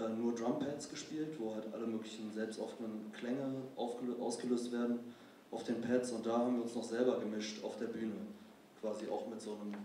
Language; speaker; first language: German; native; German